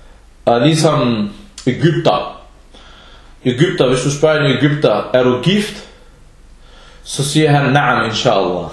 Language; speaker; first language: Danish; non-native, fluent; Arabic